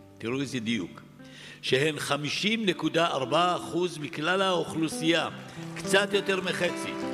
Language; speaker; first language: Hebrew; early bilingual, other home language; Arabic